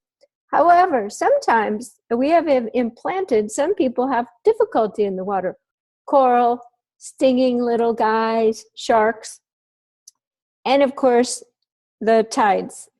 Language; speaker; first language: English; native; English